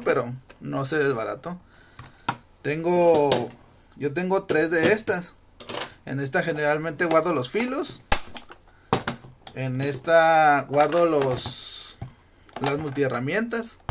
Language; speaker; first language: Spanish; native; Spanish